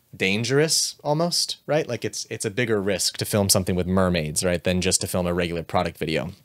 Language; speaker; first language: English; native; English